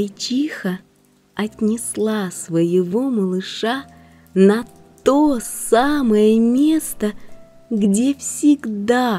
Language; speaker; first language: Russian; native; Russian